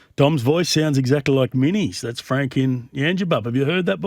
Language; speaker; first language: English; native; English